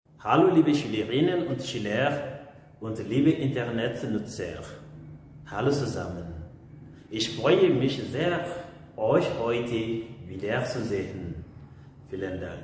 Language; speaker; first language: German; non-native, fluent; French